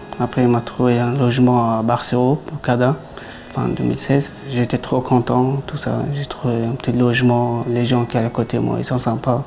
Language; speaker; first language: French; non-native, learner; Persian